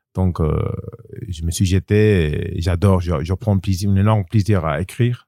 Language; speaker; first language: French; non-native, learner; Spanish